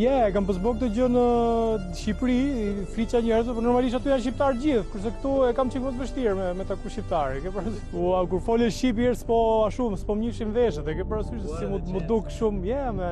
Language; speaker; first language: Albanian; native; Albanian